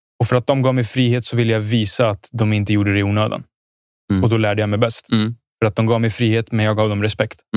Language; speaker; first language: Swedish; early bilingual, other home language; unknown